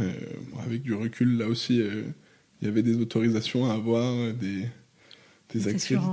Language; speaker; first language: French; native; French